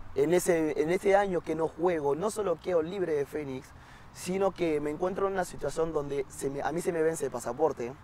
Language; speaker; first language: Spanish; non-native, fluent; French